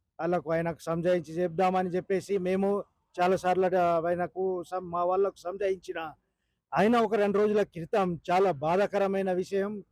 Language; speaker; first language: Telugu; non-native, local second language; Lambadi